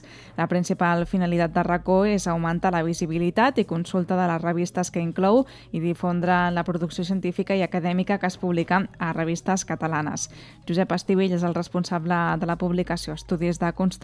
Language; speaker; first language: Catalan; native; Catalan